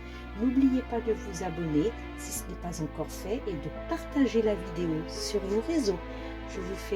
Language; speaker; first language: French; native; French